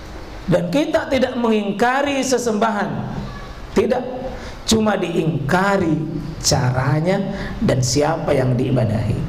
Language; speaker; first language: Indonesian; native; Indonesian